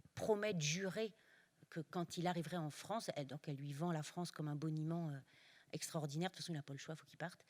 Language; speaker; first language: French; native; French